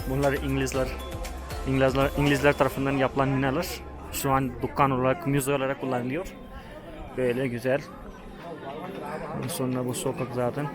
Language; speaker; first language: Turkish; non-native, fluent; Hindi